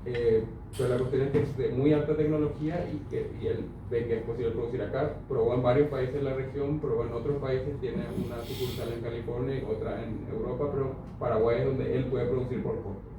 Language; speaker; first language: Spanish; native; Spanish